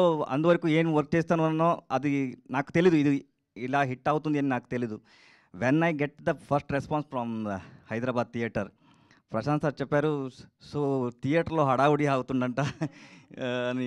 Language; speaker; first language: Telugu; non-native, learner; Kannada